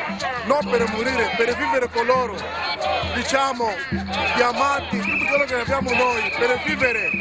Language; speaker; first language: Italian; non-native, learner; Lingala